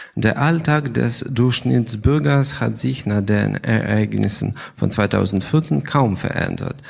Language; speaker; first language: German; non-native, fluent; Ukrainian